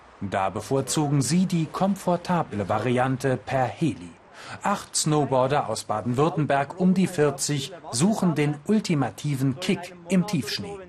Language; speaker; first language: German; native; German